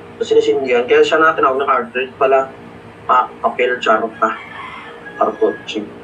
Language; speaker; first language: Filipino; non-native, local second language; Hiligaynon